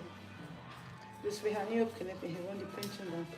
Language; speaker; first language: Dutch; non-native, fluent; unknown